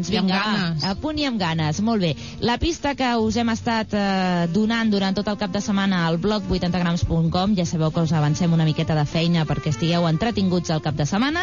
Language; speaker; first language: Catalan; native; Catalan